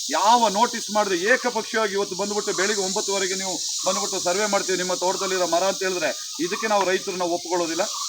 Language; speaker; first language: Kannada; non-native, local second language; Kodava